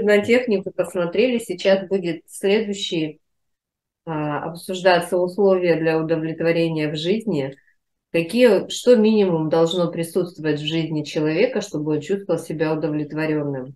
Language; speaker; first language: Russian; native; Russian